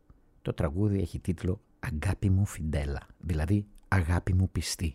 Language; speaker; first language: Greek; native; Greek